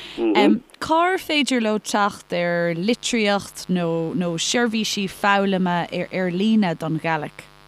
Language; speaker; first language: Irish; non-native, local second language; English